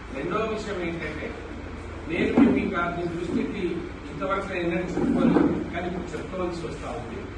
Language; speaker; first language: Telugu; non-native, local second language; Lambadi